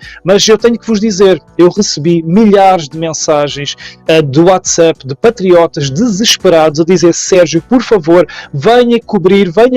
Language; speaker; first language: Portuguese; native; Portuguese